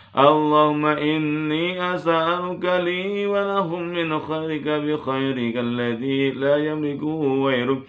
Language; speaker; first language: Arabic; non-native, fluent; Indonesian